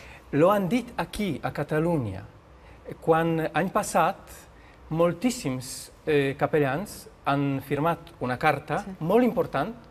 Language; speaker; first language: Catalan; non-native, learner; Polish